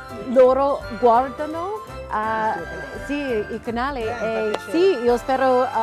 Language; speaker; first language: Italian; non-native, learner; English